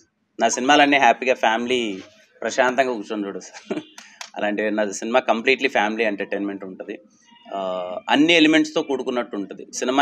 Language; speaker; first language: Telugu; native; Telugu